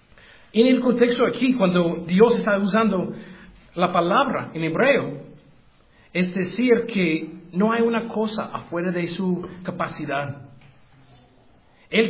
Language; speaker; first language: Spanish; non-native, learner; English